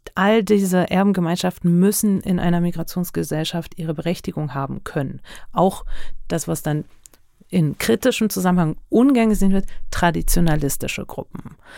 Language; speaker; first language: German; early bilingual, other home language; Turkish